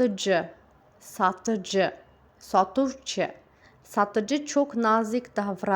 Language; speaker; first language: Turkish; non-native, fluent; Uzbek